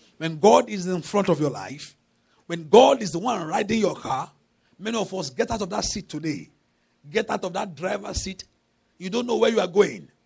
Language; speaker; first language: English; non-native, local second language; Yoruba